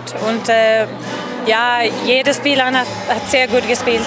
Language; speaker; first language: German; non-native, fluent; Swedish